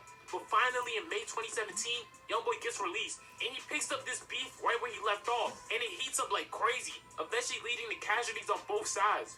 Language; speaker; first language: English; native; English